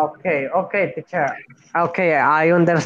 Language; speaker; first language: English; non-native, learner; Spanish